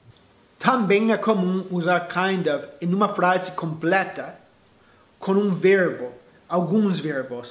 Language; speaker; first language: Portuguese; non-native, fluent; English